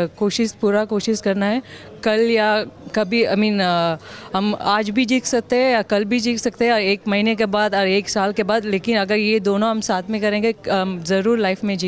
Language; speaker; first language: Hindi; non-native, local second language; Tamil